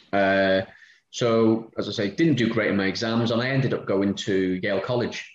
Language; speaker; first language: English; native; English